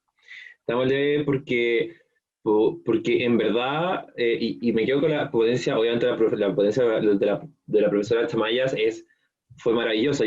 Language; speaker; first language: Spanish; native; Spanish